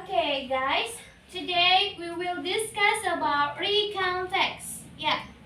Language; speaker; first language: English; non-native, learner; Indonesian